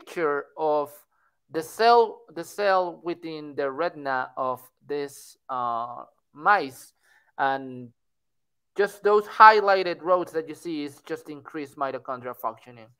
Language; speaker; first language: English; non-native, fluent; Spanish